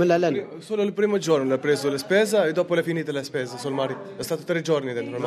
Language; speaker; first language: Italian; non-native, learner; Arabic